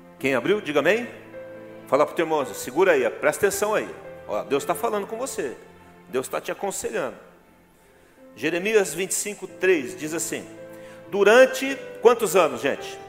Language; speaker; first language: Portuguese; native; Portuguese